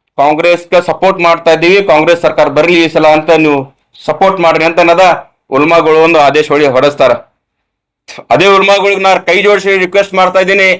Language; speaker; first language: Kannada; non-native, local second language; Urdu